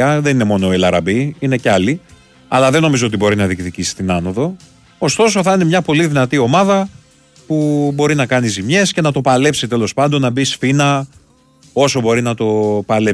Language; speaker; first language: Greek; native; Greek